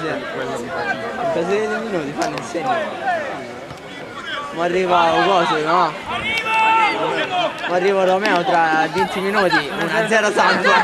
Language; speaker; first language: Italian; native; Italian